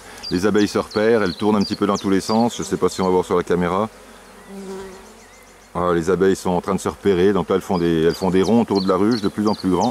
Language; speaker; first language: French; native; French